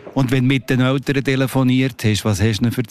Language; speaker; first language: German; native; German